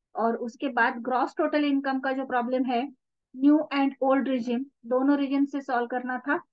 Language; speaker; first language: Hindi; non-native, local second language; Marathi